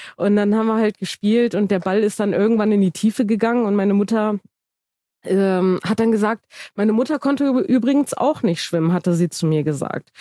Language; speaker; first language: German; early bilingual, other home language; Turkish